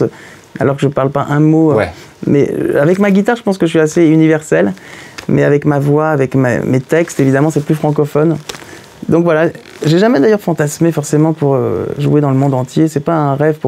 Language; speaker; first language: French; native; French